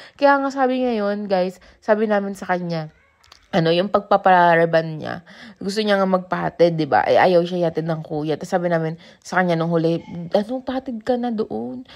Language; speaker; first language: Filipino; native; Filipino